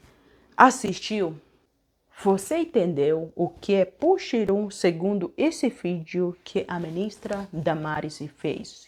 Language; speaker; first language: Portuguese; non-native, local second language; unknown